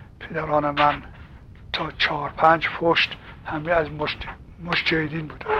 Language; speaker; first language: Persian; native; Persian